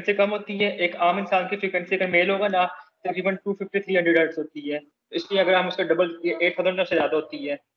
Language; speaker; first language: Urdu; non-native, local second language; Punjabi